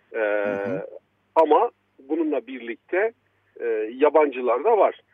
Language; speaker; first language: Turkish; native; Turkish